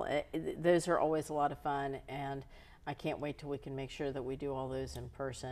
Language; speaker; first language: English; native; English